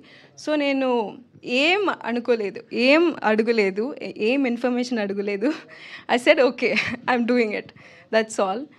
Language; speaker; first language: Telugu; non-native, learner; Tamil